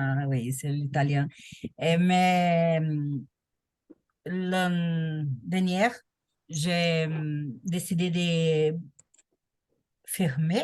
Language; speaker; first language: French; non-native, learner; Portuguese